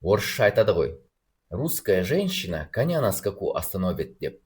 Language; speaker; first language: Russian; non-native, local second language; Kazakh